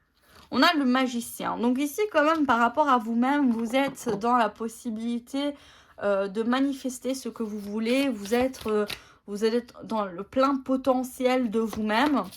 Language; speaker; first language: French; native; French